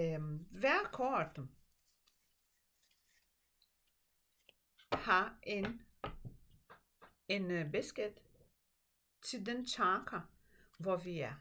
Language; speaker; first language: Danish; non-native, fluent; Portuguese